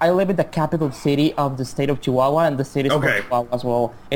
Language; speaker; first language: English; non-native, fluent; Spanish